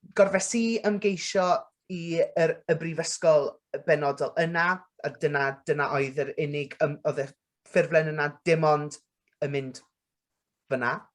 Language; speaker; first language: Welsh; native; Welsh